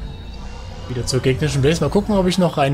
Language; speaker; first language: German; native; German